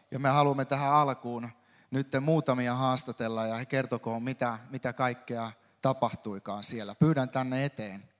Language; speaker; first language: Finnish; native; Finnish